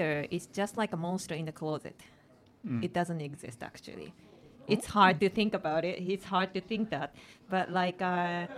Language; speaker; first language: English; non-native, fluent; Japanese